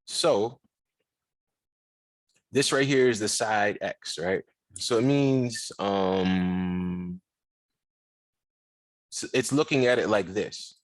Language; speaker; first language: English; native; English